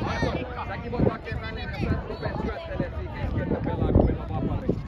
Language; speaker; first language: Finnish; native; Finnish